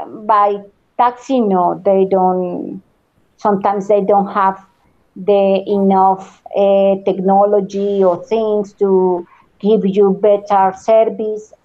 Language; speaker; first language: English; non-native, learner; Spanish